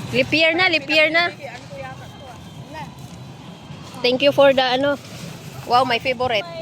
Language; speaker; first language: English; non-native, local second language; Filipino